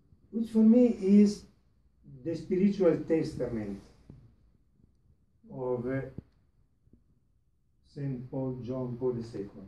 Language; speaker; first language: English; non-native, fluent; Italian